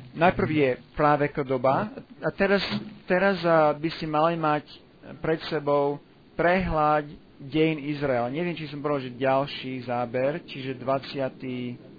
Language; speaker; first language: Slovak; non-native, fluent; English